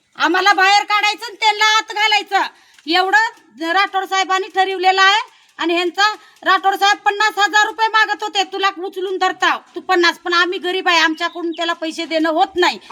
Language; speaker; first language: Marathi; non-native, local second language; Lambadi